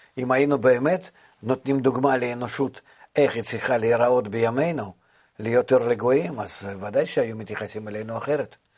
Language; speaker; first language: Hebrew; non-native, fluent; Russian